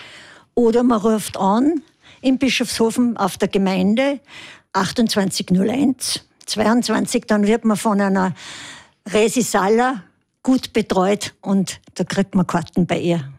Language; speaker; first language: German; native; German